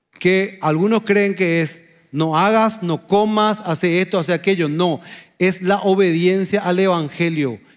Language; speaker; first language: Spanish; native; Spanish